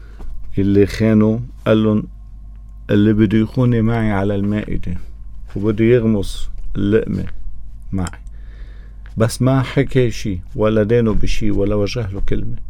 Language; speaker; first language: Arabic; native; Arabic